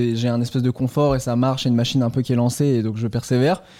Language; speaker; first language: French; native; French